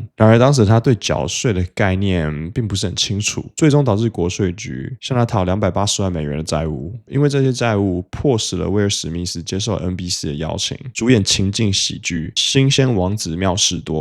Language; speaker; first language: Chinese; native; Chinese